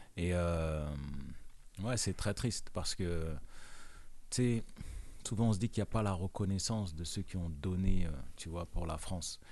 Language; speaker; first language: French; non-native, local second language; Bambara